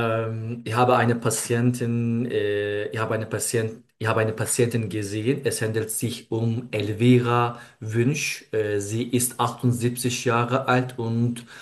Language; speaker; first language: German; non-native, learner; Turkish